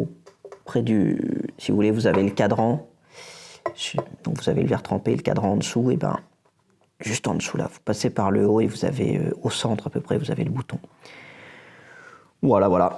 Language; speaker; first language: French; native; French